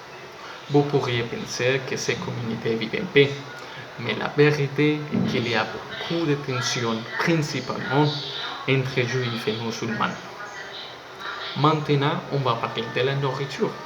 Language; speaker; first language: French; non-native, learner; Spanish